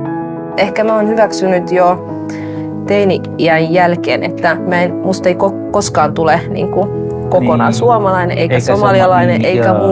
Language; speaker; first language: Finnish; early bilingual, other home language; Somali